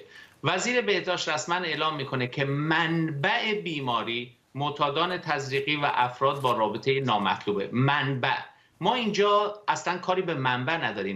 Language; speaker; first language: Persian; native; Persian